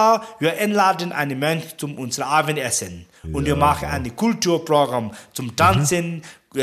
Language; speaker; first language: German; non-native, learner; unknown